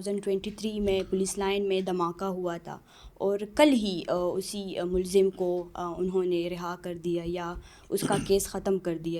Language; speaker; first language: Urdu; non-native, local second language; Pashto